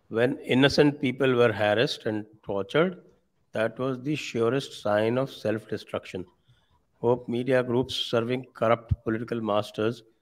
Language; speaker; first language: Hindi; native; Hindi